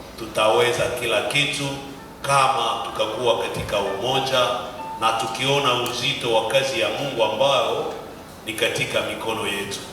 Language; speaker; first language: Swahili; native; Swahili